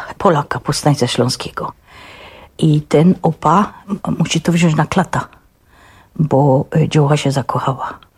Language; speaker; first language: Polish; native; Polish